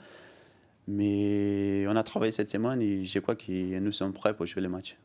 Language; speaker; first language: French; non-native, learner; Portuguese